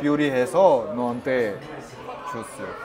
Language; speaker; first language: Korean; non-native, learner; Russian